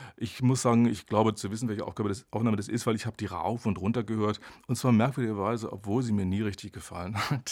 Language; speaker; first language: German; native; German